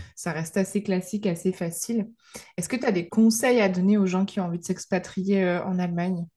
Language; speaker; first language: French; native; French